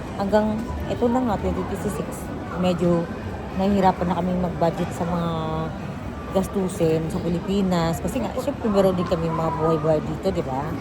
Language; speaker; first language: Filipino; non-native, local second language; Cebuano